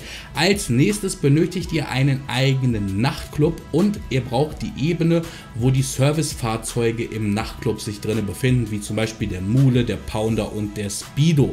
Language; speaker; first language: German; native; German